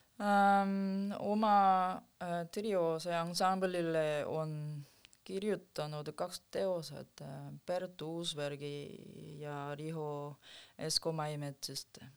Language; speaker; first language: Estonian; non-native, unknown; Korean